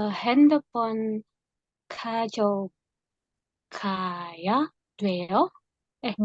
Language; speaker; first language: Korean; non-native, learner; Indonesian